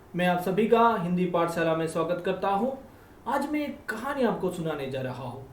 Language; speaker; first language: Hindi; non-native, local second language; Malayalam